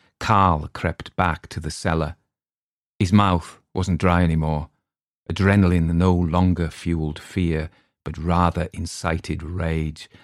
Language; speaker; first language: English; native; English